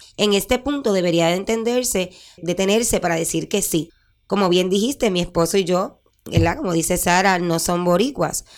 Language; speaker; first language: Spanish; native; Spanish